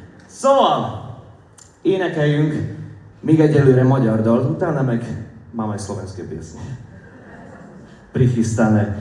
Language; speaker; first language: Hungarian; non-native, fluent; Slovak